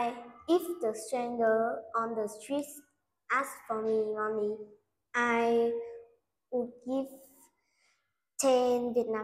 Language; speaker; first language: English; non-native, learner; Vietnamese